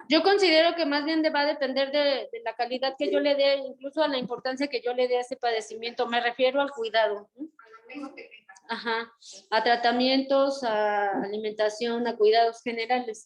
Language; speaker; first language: Spanish; native; Spanish